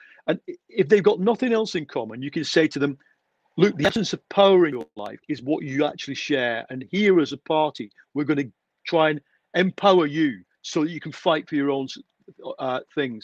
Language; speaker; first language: English; native; English